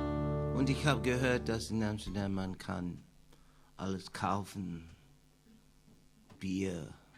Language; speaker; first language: German; non-native, learner; English